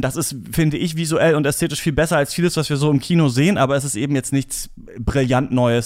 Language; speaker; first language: German; native; German